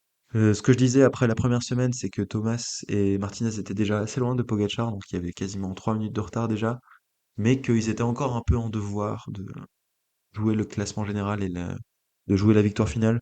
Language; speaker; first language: French; native; French